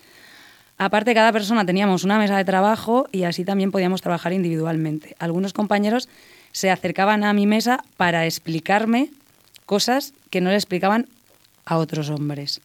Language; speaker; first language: Spanish; native; Spanish